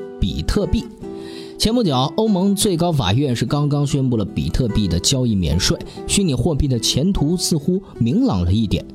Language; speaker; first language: Chinese; native; Chinese